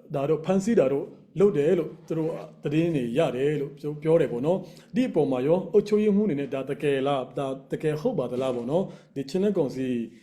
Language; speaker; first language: Burmese; non-native, local second language; Hakha Chin